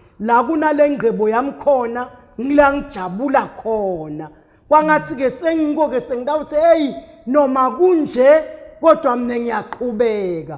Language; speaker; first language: Zulu; native; Zulu